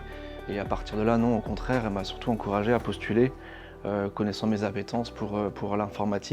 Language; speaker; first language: French; native; French